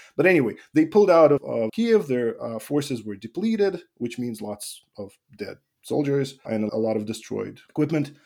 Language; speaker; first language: English; non-native, fluent; Russian